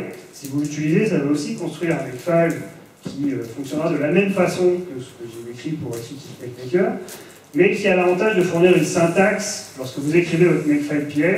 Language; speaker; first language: French; native; French